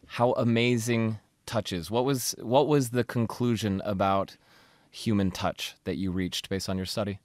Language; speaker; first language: English; native; English